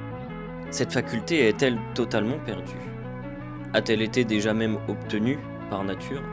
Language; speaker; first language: French; native; French